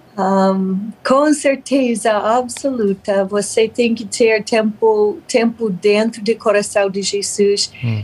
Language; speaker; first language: Portuguese; non-native, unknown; English